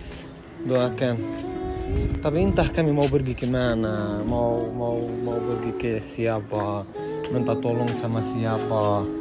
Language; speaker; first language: Indonesian; non-native, fluent; Arabic